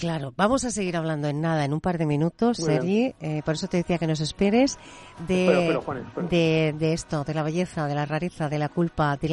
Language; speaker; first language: Spanish; native; Spanish